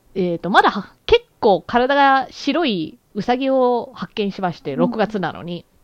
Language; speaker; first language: Japanese; early bilingual, other home language; English